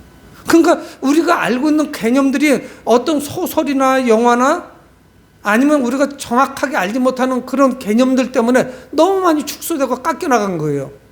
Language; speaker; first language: Korean; native; Korean